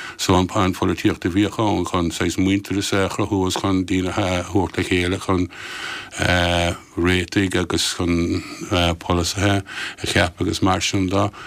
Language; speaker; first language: Irish; non-native, local second language; English